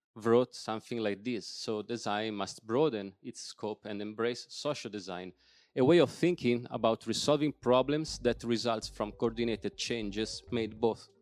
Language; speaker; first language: English; non-native, fluent; Italian